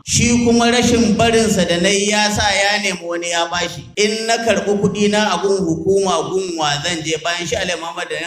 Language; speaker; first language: Hausa; native; Hausa